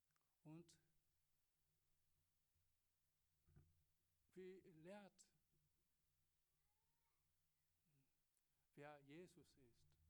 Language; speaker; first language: German; non-native, learner; Korean